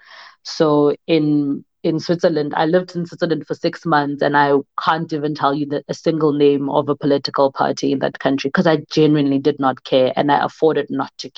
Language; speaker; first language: English; non-native, local second language; Southern Sotho